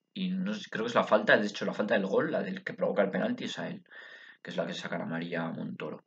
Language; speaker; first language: Spanish; native; Spanish